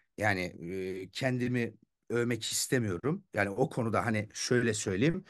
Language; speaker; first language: Turkish; early bilingual, heritage; Turkish